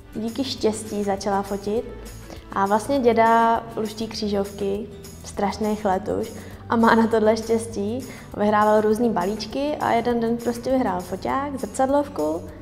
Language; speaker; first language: Czech; native; Czech